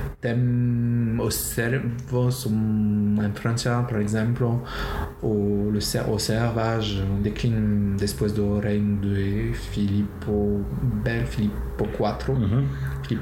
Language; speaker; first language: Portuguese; non-native, learner; French